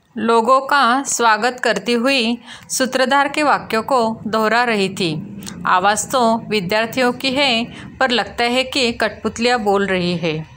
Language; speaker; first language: Hindi; non-native, local second language; Marathi